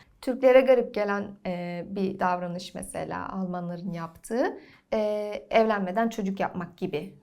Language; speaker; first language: Turkish; early bilingual, heritage; Turkish